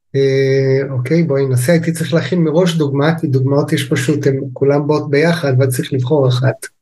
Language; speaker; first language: Hebrew; native; Hebrew